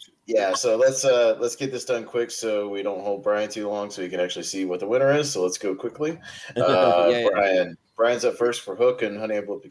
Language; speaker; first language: English; native; English